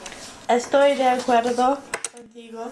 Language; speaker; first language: Spanish; non-native, learner; English